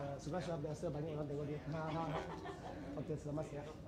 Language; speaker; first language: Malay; non-native, local second language; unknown